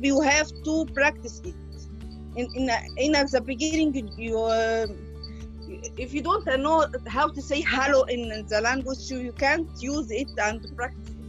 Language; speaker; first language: English; non-native, learner; Arabic